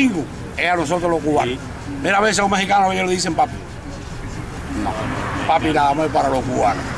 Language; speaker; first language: Spanish; native; Spanish